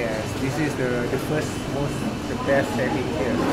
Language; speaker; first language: English; non-native, learner; Indonesian